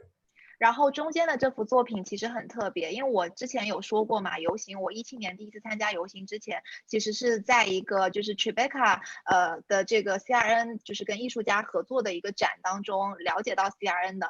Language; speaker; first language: Chinese; native; Chinese